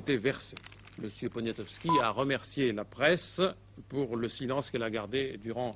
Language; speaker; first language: French; native; French